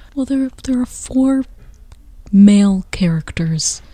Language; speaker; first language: English; native; English